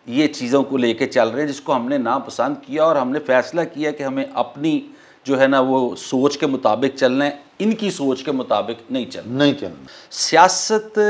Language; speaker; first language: Urdu; non-native, local second language; Punjabi